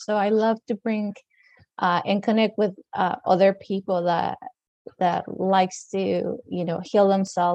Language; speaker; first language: English; non-native, fluent; Spanish